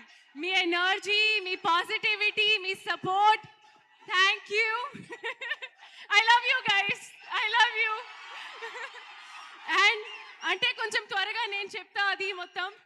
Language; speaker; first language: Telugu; non-native, local second language; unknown